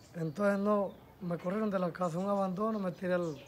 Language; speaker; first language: Spanish; native; Spanish